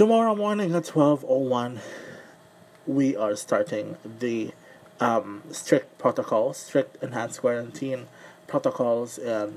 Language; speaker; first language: English; non-native, local second language; Cebuano